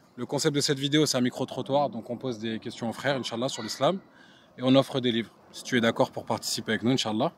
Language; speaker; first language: French; native; French